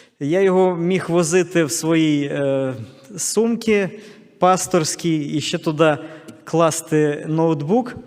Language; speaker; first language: Ukrainian; non-native, local second language; Russian